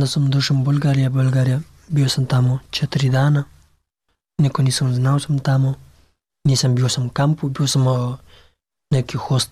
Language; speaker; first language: Serbian; non-native, learner; Pashto